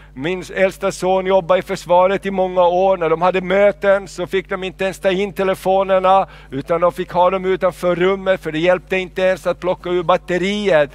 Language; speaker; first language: Swedish; non-native, fluent; Spanish